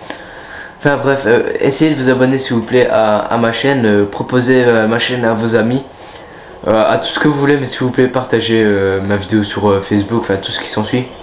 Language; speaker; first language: French; native; French